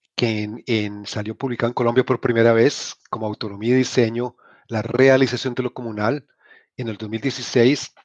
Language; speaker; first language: Spanish; native; Spanish